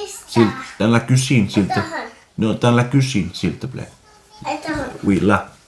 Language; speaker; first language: French; non-native, learner; Finnish